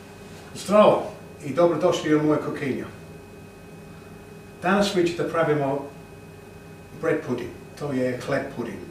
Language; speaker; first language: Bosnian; non-native, learner; English